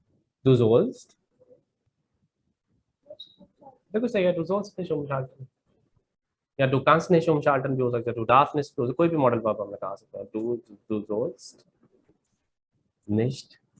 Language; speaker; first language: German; non-native, fluent; Urdu